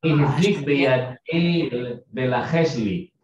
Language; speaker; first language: Hebrew; non-native, learner; Indonesian